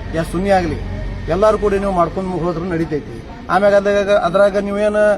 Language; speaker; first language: Kannada; non-native, local second language; Urdu